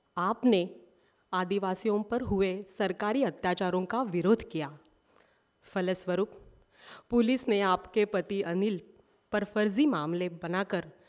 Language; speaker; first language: Hindi; non-native, local second language; Marathi